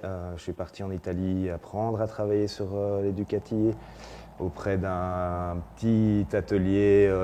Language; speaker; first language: French; native; French